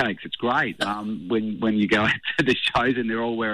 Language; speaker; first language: English; native; English